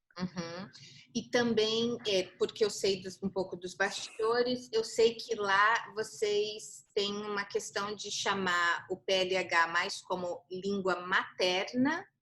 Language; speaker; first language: Portuguese; native; Portuguese